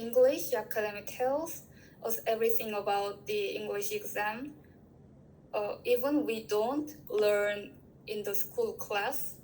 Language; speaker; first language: English; non-native, fluent; Korean